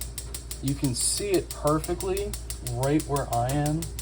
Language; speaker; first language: English; native; English